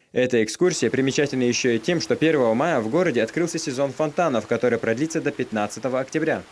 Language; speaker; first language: Russian; non-native, local second language; Chechen